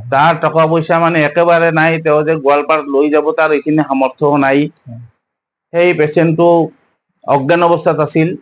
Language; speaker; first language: Assamese; non-native, local second language; Bangla